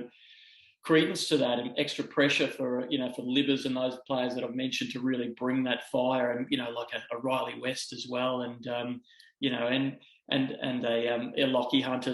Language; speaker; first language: English; native; English